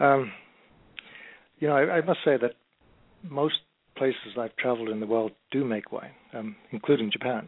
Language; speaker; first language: English; native; English